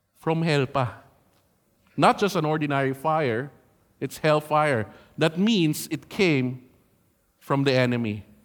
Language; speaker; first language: English; non-native, local second language; Filipino